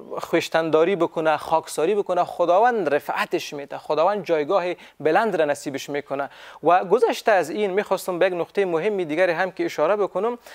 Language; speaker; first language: Persian; native; Persian